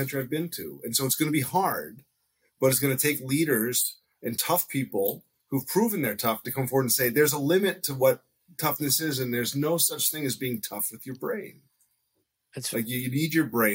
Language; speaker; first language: English; native; English